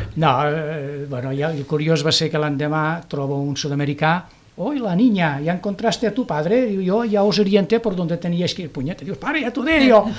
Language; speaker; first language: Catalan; native; Catalan